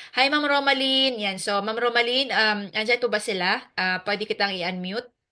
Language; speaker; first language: Filipino; native; Filipino